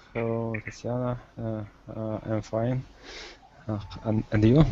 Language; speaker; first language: English; non-native, learner; Russian